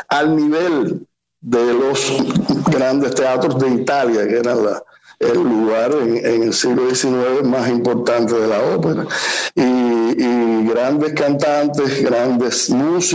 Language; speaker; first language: Spanish; native; Spanish